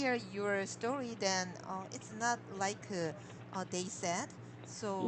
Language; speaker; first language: English; non-native, learner; Korean